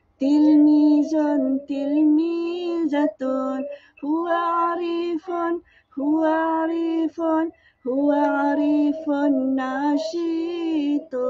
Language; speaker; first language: Arabic; non-native, fluent; Malay